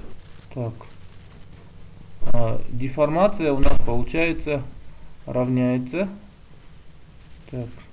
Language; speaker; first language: Russian; native; Russian